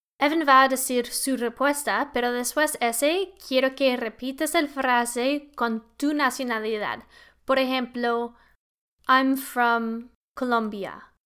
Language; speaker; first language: Spanish; non-native, learner; English